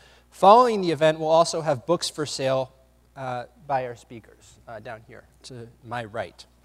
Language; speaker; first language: English; native; English